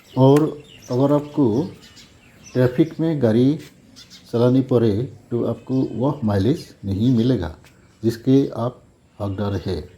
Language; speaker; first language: Hindi; non-native, local second language; Assamese